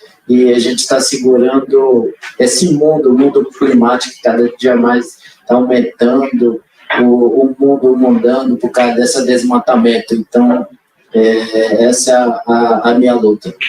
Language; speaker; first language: Portuguese; non-native, local second language; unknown